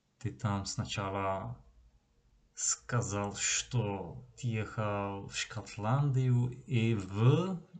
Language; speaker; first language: Russian; non-native, learner; Czech